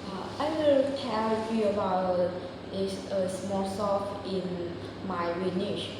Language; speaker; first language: English; non-native, learner; Vietnamese